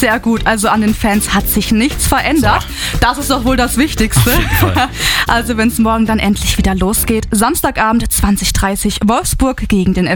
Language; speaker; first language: German; native; German